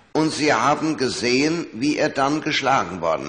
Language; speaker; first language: German; native; German